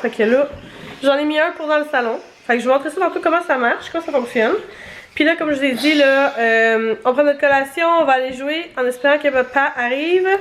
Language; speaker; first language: French; native; French